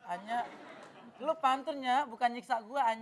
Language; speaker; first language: Indonesian; native; Indonesian